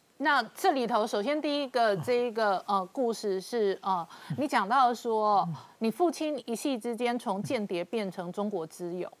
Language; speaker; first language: Chinese; native; Chinese